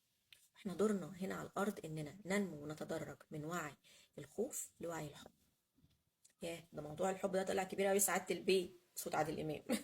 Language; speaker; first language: Arabic; native; Arabic